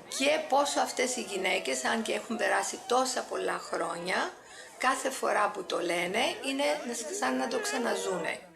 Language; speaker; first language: Greek; native; Greek